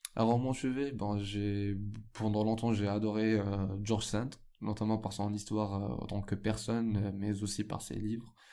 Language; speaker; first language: French; non-native, local second language; Arabic